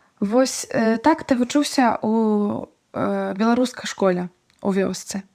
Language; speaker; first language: Belarusian; native; Belarusian